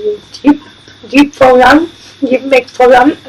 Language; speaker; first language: English; non-native, learner; Japanese